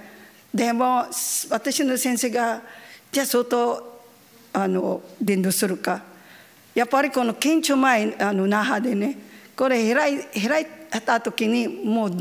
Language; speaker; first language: Japanese; non-native, learner; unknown